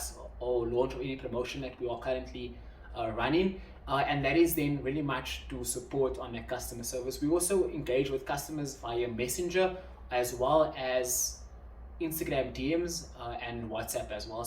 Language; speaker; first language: English; non-native, local second language; Afrikaans